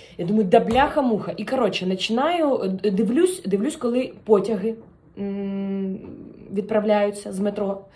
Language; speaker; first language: Ukrainian; non-native, local second language; Russian